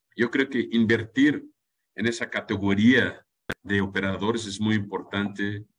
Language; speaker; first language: Spanish; non-native, fluent; German